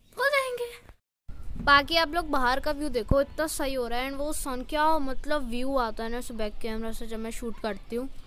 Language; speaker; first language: Hindi; native; Hindi